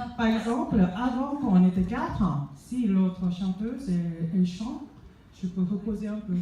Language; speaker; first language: French; non-native, fluent; Korean